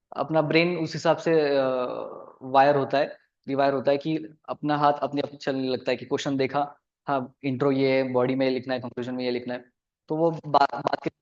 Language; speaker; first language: Hindi; non-native, local second language; Marathi